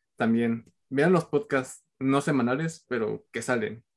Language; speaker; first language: Spanish; native; Spanish